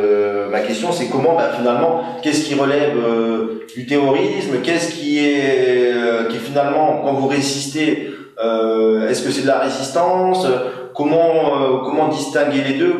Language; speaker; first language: French; native; French